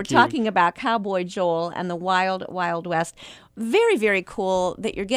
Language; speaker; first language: English; native; English